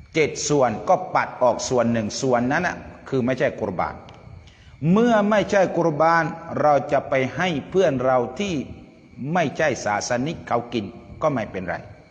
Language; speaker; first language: Thai; non-native, local second language; Pattani Malay